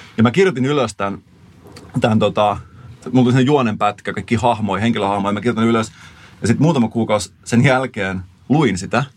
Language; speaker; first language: Finnish; native; Finnish